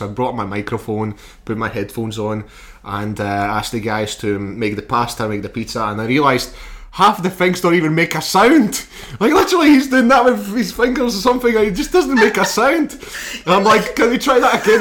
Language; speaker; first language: English; early bilingual, other home language; Slovak